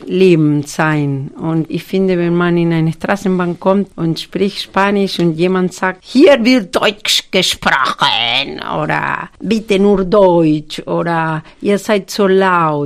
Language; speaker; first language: German; non-native, fluent; Spanish